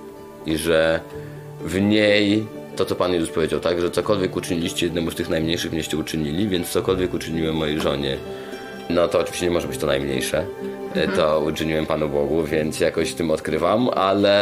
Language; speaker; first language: Polish; native; Polish